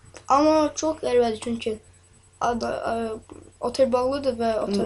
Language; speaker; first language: Turkish; non-native, learner; Azerbaijani